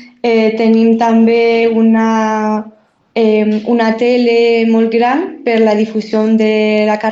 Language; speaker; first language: Catalan; non-native, learner; Spanish